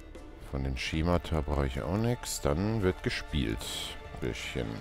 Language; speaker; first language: German; native; German